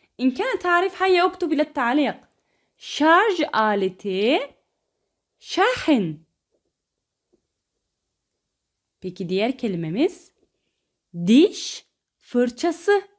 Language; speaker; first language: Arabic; non-native, fluent; Turkish